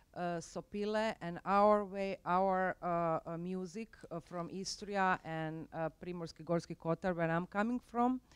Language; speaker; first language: English; non-native, fluent; Croatian